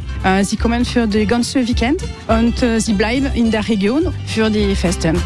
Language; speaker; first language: German; non-native, learner; French